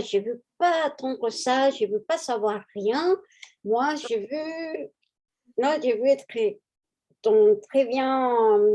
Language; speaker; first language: French; non-native, fluent; Spanish